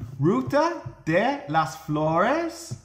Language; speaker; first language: Spanish; non-native, learner; English